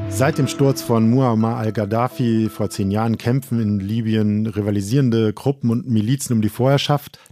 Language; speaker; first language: German; native; German